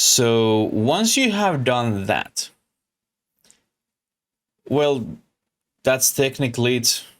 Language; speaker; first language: English; non-native, learner; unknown